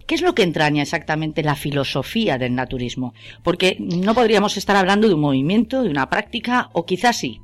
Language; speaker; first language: Spanish; native; Spanish